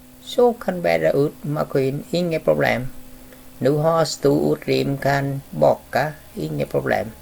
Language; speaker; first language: Swedish; non-native, learner; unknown